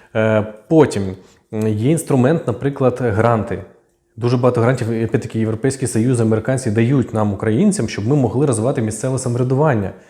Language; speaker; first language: Ukrainian; native; Ukrainian